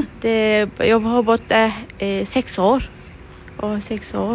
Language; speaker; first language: Swedish; non-native, learner; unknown